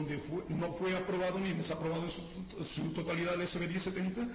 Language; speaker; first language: Spanish; native; Spanish